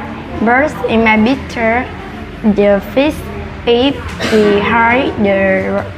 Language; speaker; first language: English; non-native, learner; Vietnamese